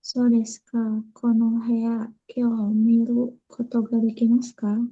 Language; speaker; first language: Japanese; non-native, learner; Indonesian